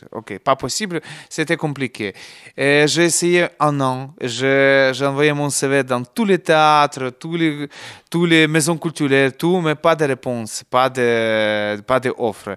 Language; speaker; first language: French; non-native, learner; Ukrainian